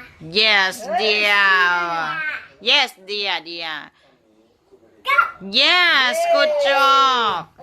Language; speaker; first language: English; non-native, fluent; Thai